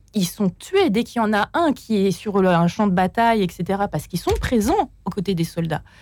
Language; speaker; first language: French; native; French